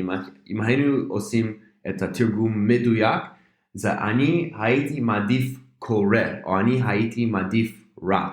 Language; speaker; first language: Hebrew; non-native, fluent; English